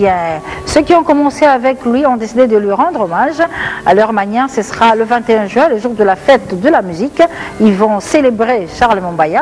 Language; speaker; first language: French; non-native, local second language; Lingala